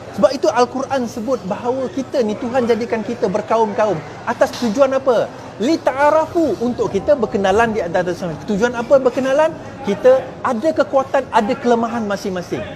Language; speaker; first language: Malay; non-native, local second language; Chinese